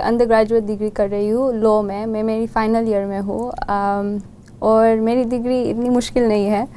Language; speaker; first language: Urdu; non-native, learner; Gujarati